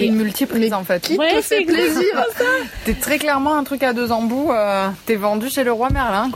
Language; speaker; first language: French; native; French